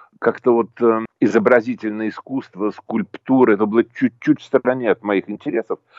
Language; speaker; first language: Russian; native; Russian